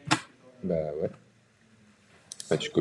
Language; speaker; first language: French; native; French